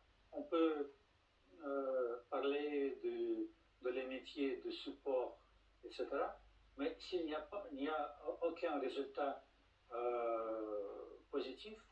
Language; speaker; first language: French; non-native, fluent; Russian